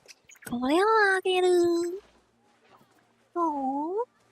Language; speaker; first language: Japanese; non-native, learner; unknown